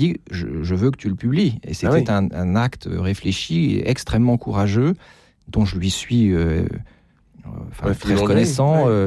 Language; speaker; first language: French; native; French